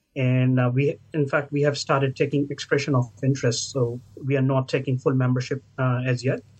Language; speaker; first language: English; non-native, local second language; Hindi